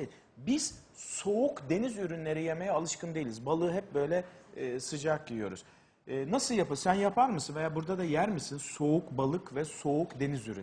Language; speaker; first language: Turkish; native; Turkish